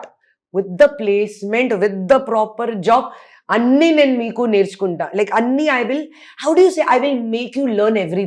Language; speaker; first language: Telugu; non-native, learner; Hindi